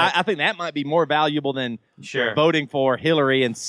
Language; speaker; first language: English; native; English